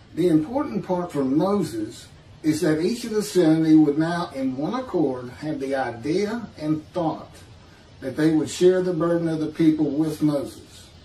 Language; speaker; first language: English; native; English